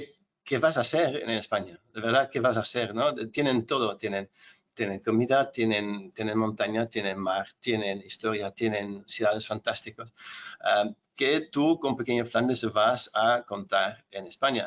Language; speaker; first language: Spanish; non-native, fluent; Dutch